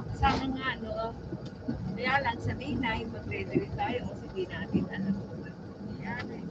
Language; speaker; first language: Filipino; non-native, local second language; Bikol